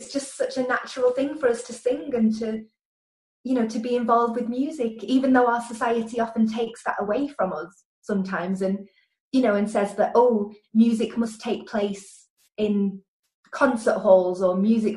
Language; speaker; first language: English; native; English